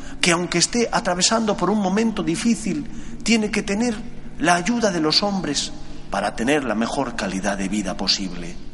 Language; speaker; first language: Spanish; native; Spanish